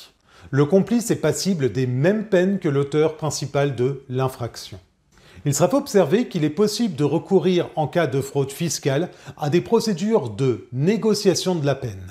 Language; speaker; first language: French; native; French